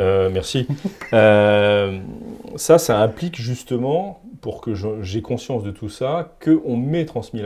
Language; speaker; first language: French; native; French